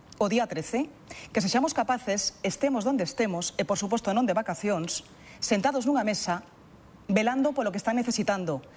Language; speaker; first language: Galician; non-native, local second language; Spanish